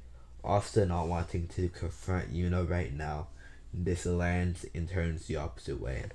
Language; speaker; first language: English; native; English